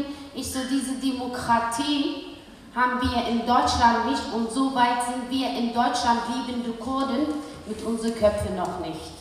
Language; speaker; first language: German; early bilingual, other home language; Kurdish